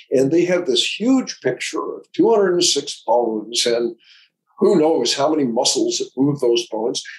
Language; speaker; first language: English; native; English